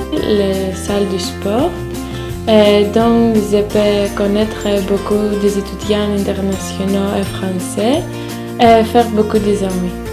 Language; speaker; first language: French; non-native, fluent; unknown